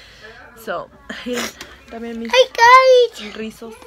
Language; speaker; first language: Spanish; early bilingual, heritage; Spanish